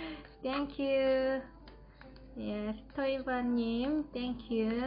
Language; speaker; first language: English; non-native, learner; Korean